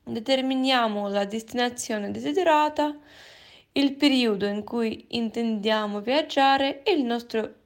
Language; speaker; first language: Italian; non-native, fluent; Russian